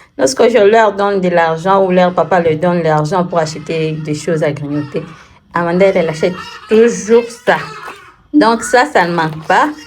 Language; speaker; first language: French; non-native, local second language; Swahili